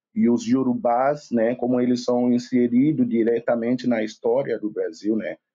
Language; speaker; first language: Portuguese; non-native, fluent; Yoruba